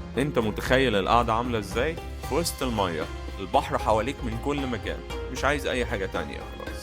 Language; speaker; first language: Arabic; native; Arabic